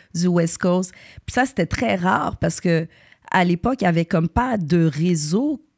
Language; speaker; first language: French; native; French